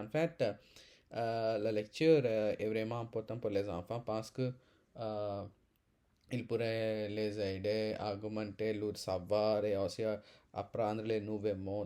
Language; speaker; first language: French; non-native, learner; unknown